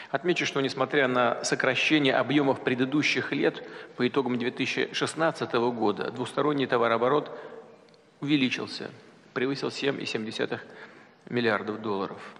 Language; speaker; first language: Russian; native; Russian